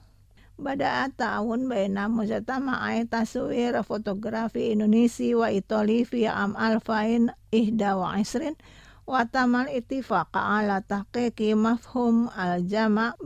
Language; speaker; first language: Arabic; non-native, fluent; Indonesian